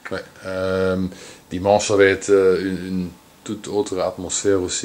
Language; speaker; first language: French; non-native, local second language; Dutch